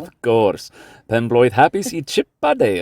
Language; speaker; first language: Welsh; non-native, learner; English